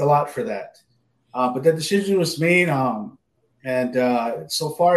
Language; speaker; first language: English; native; English